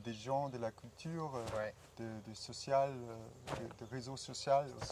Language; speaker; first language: French; non-native, fluent; German